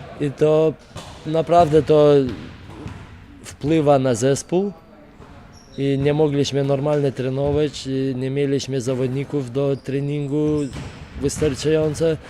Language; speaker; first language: Polish; non-native, fluent; Lithuanian